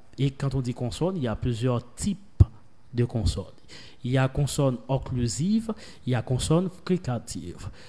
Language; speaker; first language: French; non-native, local second language; Haitian Creole